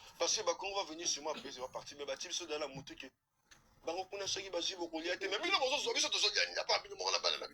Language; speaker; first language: French; non-native, local second language; Lingala